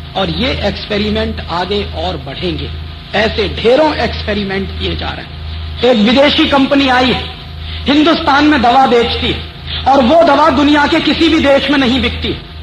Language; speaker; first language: Hindi; native; Hindi